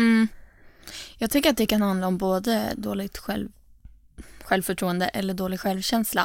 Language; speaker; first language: Swedish; native; Swedish